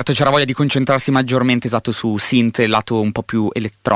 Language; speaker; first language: Italian; native; Italian